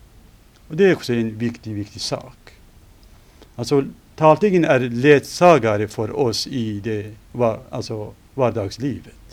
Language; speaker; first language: Swedish; non-native, fluent; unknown